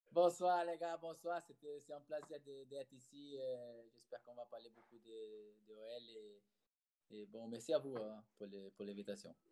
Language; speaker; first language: French; non-native, fluent; Portuguese